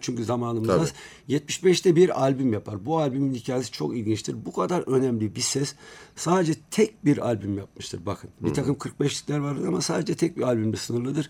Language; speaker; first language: Turkish; native; Turkish